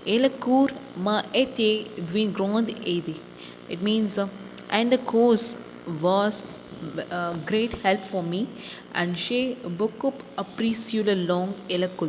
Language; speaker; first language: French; non-native, fluent; Tamil